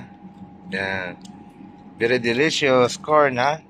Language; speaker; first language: English; non-native, local second language; Filipino